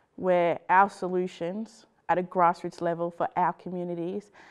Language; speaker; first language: English; native; English